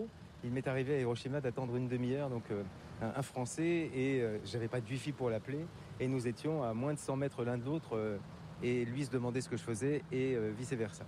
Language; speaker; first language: French; native; French